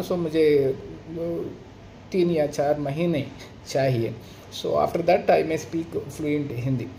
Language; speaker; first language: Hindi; non-native, local second language; Telugu